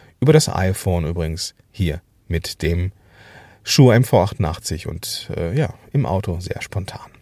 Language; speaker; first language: German; native; German